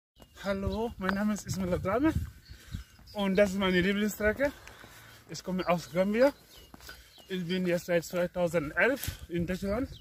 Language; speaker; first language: German; non-native, learner; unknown